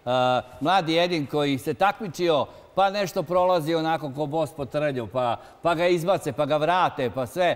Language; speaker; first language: Serbian; native; Serbian